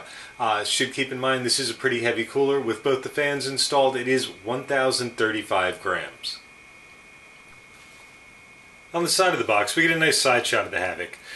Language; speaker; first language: English; native; English